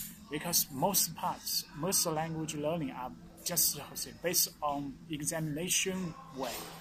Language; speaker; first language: English; non-native, fluent; Chinese